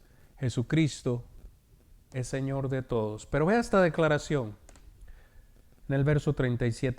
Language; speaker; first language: Spanish; native; Spanish